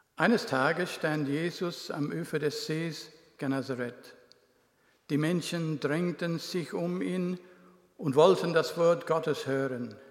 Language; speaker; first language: German; non-native, fluent; English